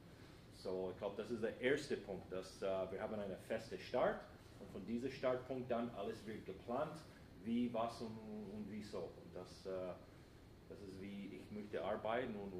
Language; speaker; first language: German; non-native, fluent; English